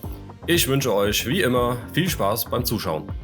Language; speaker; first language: German; native; German